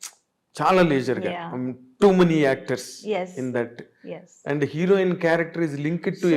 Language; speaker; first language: Telugu; native; Telugu